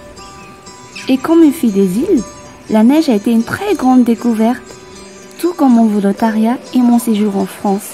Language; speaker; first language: French; non-native, local second language; Malagasy